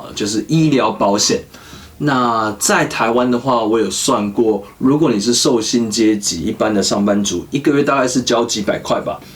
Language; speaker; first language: Chinese; native; Chinese